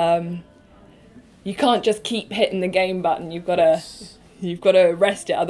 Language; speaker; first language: English; native; English